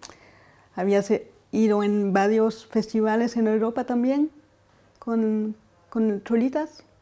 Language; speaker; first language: Spanish; non-native, fluent; French